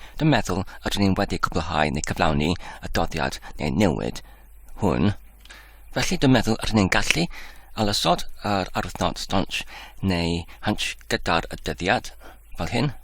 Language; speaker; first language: Welsh; non-native, learner; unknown